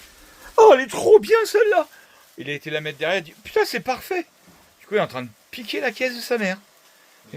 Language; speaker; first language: French; native; French